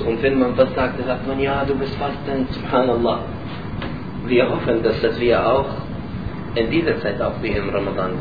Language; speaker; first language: German; non-native, learner; Arabic